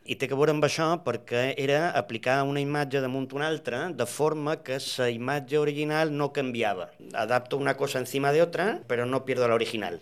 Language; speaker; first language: Catalan; native; Catalan